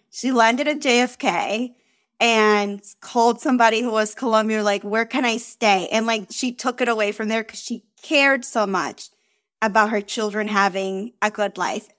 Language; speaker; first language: English; early bilingual, other home language; Spanish